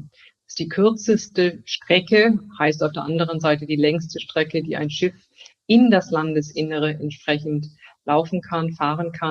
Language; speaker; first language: German; native; German